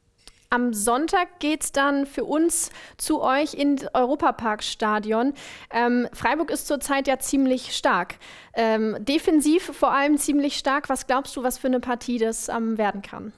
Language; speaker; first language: German; native; German